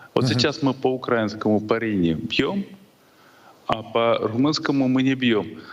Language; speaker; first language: Russian; native; Russian